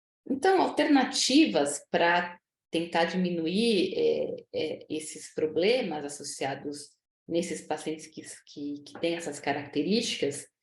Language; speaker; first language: Portuguese; native; Portuguese